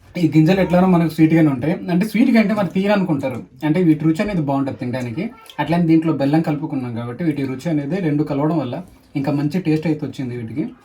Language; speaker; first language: Telugu; non-native, local second language; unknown